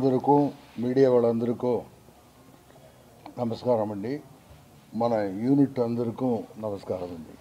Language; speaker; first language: Telugu; non-native, learner; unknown